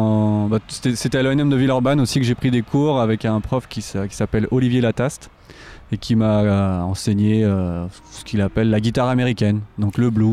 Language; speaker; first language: French; native; French